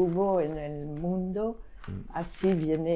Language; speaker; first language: Spanish; non-native, fluent; French